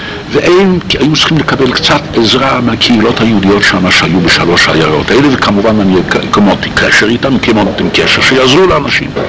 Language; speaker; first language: Hebrew; non-native, fluent; Polish